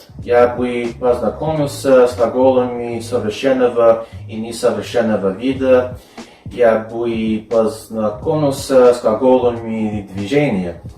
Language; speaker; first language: Russian; non-native, fluent; English